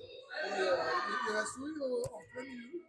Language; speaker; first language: French; native; French